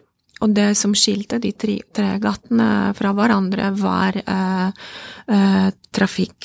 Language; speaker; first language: Norwegian; non-native, fluent; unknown